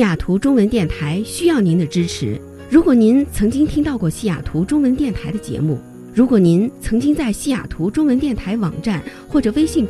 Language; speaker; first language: Chinese; native; Chinese